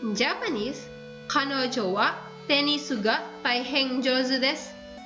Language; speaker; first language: Japanese; non-native, fluent; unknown